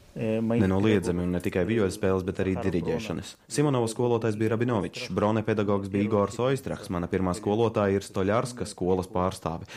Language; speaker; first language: Latvian; native; Latvian